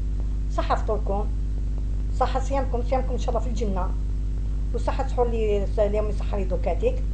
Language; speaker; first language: Arabic; native; Arabic